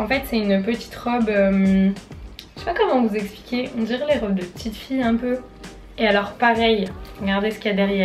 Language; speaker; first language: French; native; French